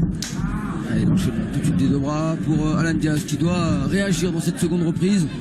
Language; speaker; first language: French; native; French